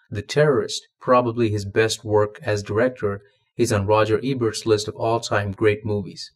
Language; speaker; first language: English; non-native, local second language; Malayalam